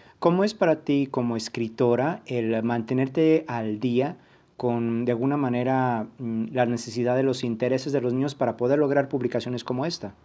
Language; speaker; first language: Spanish; native; Spanish